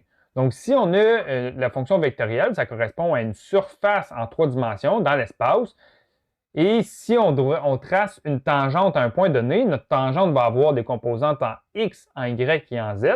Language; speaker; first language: French; native; French